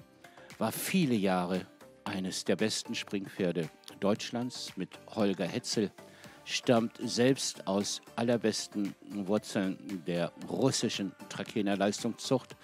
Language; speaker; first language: German; native; German